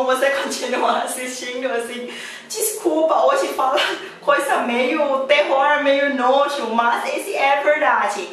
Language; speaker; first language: Portuguese; non-native, learner; Thai